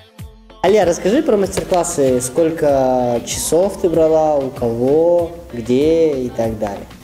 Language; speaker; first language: Russian; native; Russian